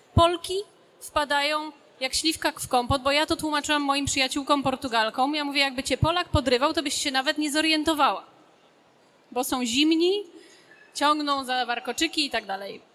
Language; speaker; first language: Polish; native; Polish